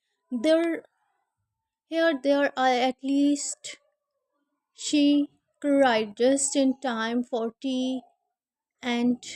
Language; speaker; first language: English; non-native, learner; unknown